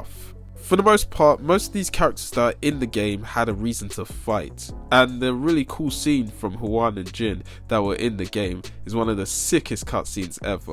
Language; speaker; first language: English; native; English